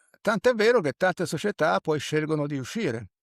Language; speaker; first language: Italian; native; Italian